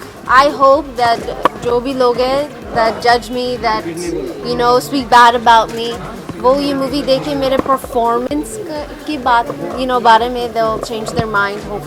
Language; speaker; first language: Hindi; non-native, learner; English